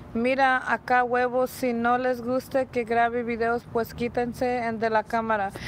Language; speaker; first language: Spanish; native; Spanish